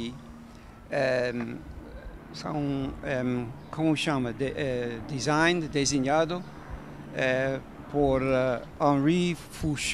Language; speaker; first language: Portuguese; non-native, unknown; English